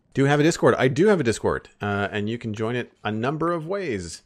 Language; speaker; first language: English; native; English